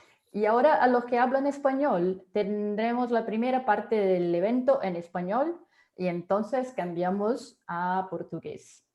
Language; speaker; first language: Spanish; non-native, fluent; Portuguese